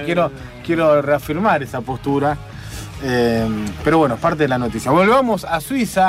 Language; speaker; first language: Spanish; native; Spanish